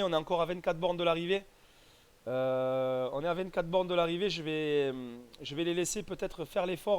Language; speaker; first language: French; native; French